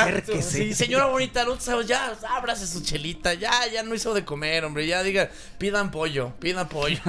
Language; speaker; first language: Spanish; native; Spanish